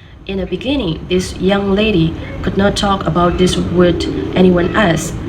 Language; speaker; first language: English; non-native, learner; Burmese